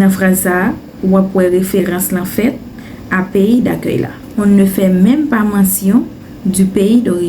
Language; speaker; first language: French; non-native, learner; Haitian Creole